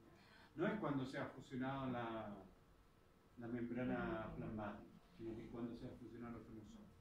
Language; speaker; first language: Spanish; native; Spanish